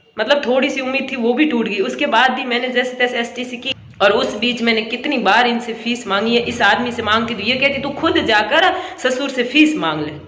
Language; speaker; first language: Hindi; native; Hindi